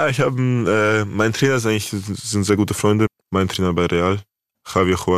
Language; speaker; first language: German; native; German